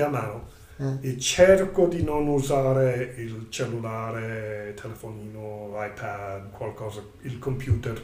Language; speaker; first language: Italian; non-native, learner; English